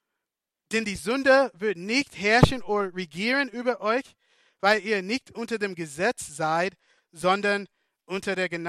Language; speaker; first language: German; non-native, fluent; English